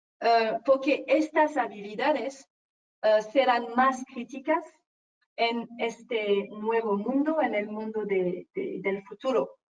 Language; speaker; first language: Spanish; non-native, fluent; French